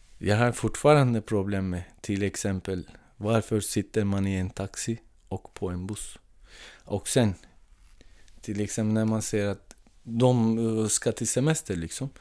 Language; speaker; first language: Swedish; non-native, fluent; Turkish